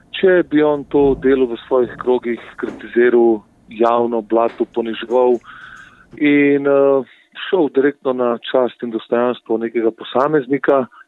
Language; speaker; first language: Slovenian; early bilingual, other home language; Bosnian